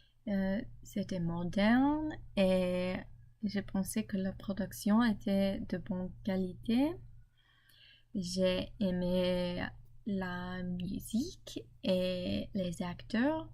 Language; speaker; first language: French; non-native, learner; English